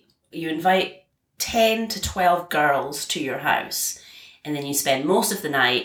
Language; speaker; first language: English; native; English